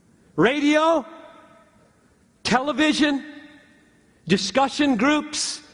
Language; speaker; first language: English; native; English